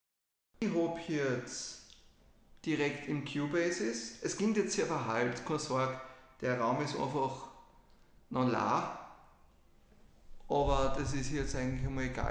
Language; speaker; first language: German; native; German